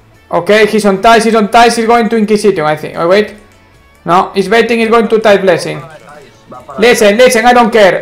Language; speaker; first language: English; non-native, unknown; Spanish